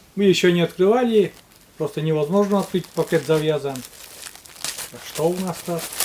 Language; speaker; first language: Russian; native; Russian